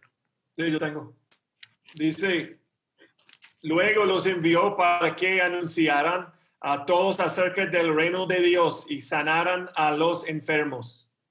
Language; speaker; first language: Spanish; non-native, learner; English